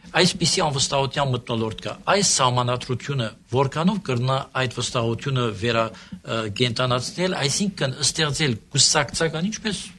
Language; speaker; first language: Armenian; early bilingual, heritage; Armenian